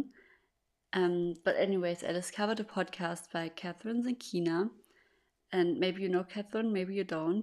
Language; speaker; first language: English; non-native, fluent; German